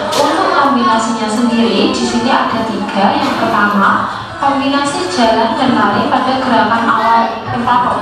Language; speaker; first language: Indonesian; native; Indonesian